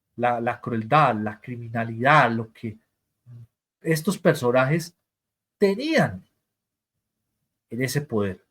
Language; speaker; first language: Spanish; native; Spanish